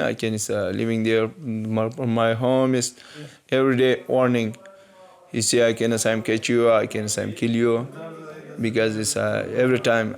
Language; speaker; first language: English; non-native, learner; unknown